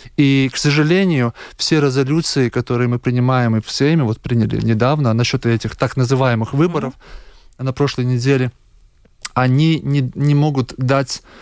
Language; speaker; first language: Russian; non-native, local second language; Latvian